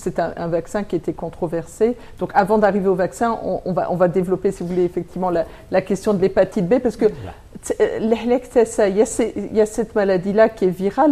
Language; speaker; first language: French; native; French